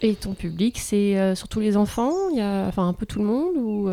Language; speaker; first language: French; native; French